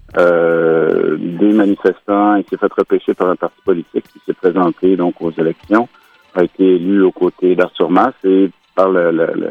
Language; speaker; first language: French; native; French